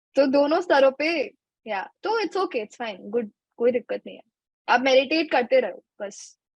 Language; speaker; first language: Hindi; native; Hindi